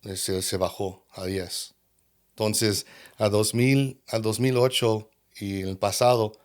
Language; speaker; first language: Spanish; early bilingual, other home language; English